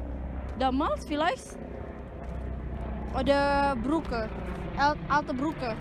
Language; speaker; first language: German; non-native, learner; Indonesian